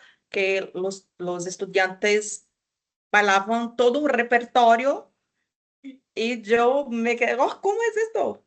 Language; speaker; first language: Spanish; non-native, fluent; Portuguese